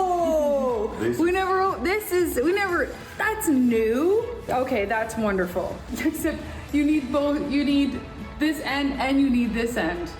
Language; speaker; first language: English; native; English